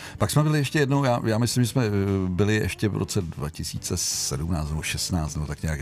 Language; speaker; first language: Czech; native; Czech